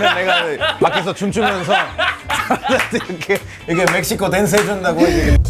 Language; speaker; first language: Korean; non-native, learner; Spanish